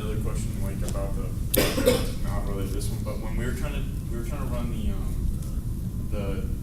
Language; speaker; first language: English; native; English